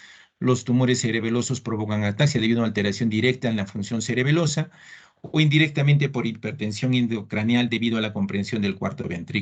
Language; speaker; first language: Spanish; native; Spanish